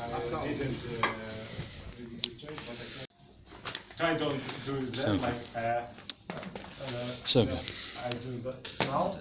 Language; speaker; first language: English; non-native, learner; Russian